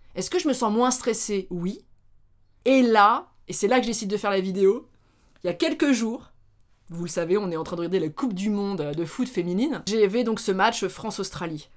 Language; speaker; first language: French; native; French